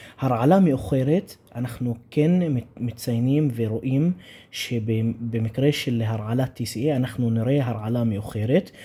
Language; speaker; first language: Hebrew; non-native, local second language; Arabic